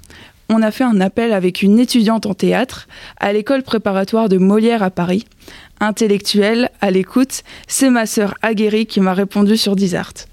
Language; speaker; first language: French; native; French